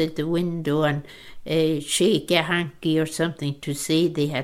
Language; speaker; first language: English; non-native, local second language; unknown